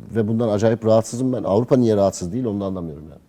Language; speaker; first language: Turkish; native; Turkish